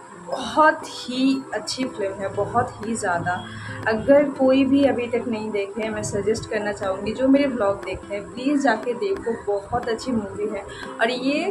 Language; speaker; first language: Hindi; non-native, local second language; Bangla